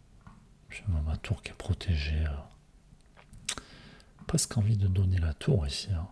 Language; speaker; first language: French; native; French